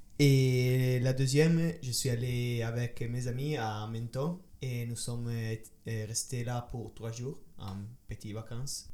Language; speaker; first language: French; non-native, learner; Italian